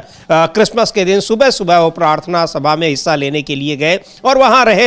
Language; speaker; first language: Hindi; native; Hindi